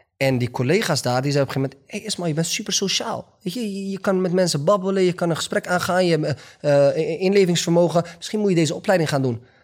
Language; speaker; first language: Dutch; early bilingual, other home language; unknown